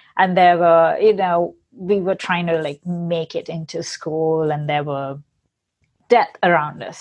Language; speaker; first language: English; non-native, local second language; Sinhala